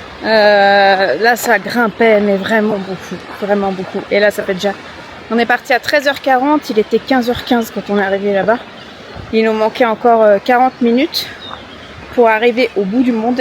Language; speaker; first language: French; native; French